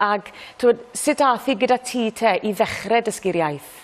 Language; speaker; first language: Welsh; native; Welsh